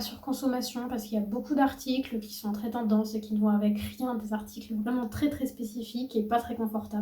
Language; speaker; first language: French; native; French